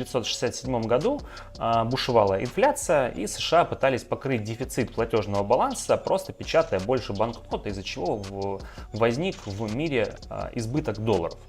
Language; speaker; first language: Russian; native; Russian